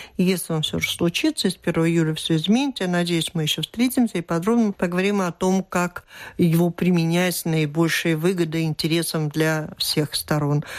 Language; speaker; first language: Russian; native; Russian